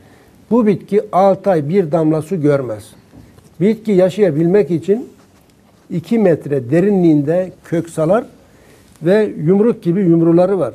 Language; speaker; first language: Turkish; native; Turkish